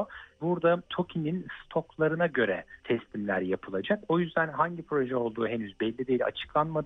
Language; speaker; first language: Turkish; native; Turkish